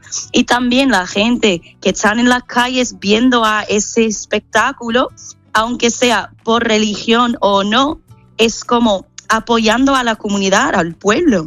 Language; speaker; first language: Spanish; non-native, fluent; English